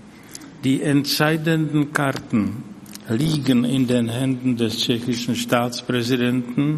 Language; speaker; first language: German; non-native, fluent; Czech